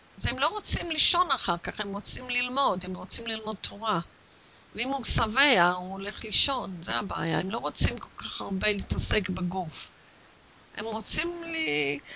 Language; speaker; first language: Hebrew; non-native, fluent; English